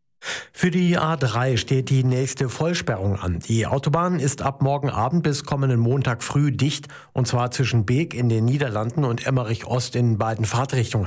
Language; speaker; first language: German; native; German